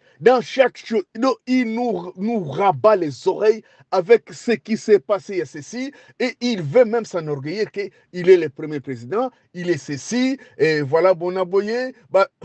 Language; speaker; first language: French; non-native, local second language; Lingala